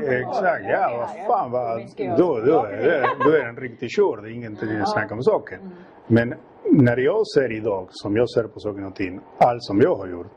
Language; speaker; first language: Swedish; non-native, fluent; Spanish